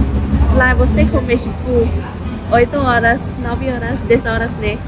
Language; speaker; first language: Portuguese; non-native, learner; Thai